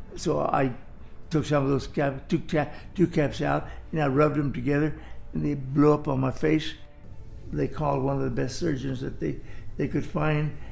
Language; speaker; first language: English; native; English